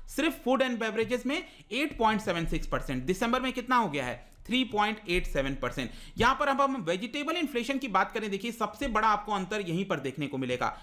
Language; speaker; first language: Hindi; native; Hindi